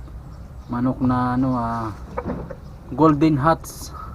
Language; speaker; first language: Filipino; non-native, local second language; Cebuano